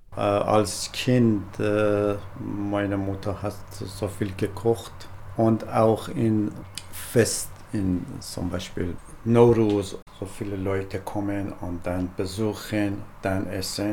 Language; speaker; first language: German; non-native, learner; Persian